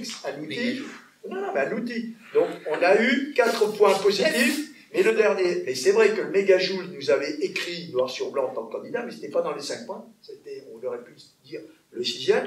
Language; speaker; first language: French; native; French